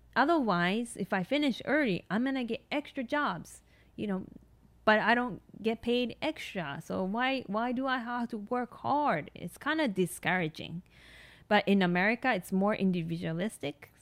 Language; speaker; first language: English; non-native, fluent; Japanese